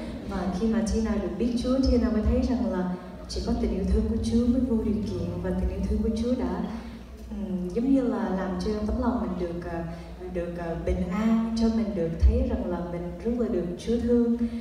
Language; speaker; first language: Vietnamese; early bilingual, heritage; Vietnamese